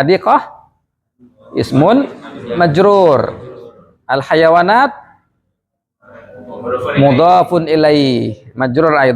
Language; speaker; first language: Arabic; non-native, fluent; Indonesian